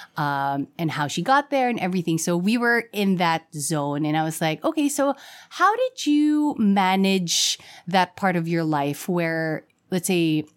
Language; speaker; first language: English; non-native, local second language; Filipino